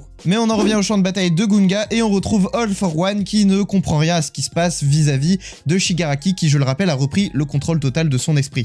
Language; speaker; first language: French; native; French